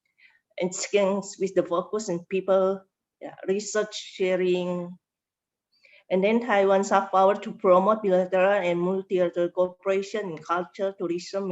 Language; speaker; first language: English; non-native, learner; Indonesian